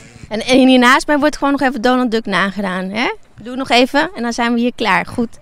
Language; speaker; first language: Dutch; native; Dutch